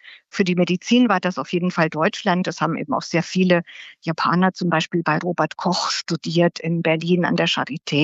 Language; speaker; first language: German; native; German